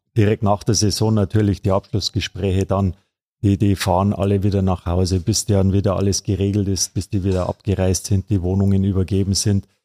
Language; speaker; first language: German; native; German